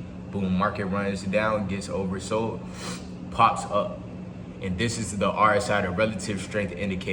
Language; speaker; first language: English; native; English